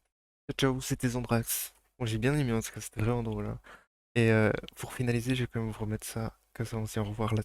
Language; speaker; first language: French; native; French